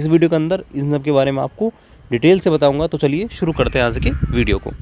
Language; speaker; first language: Hindi; native; Hindi